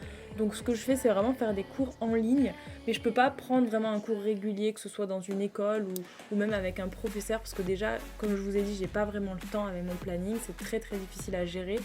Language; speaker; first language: French; native; French